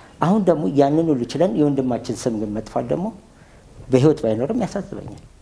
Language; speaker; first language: Amharic; native; Amharic